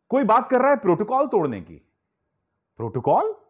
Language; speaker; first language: Hindi; native; Hindi